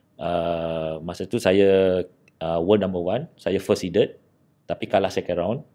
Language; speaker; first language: Malay; native; Malay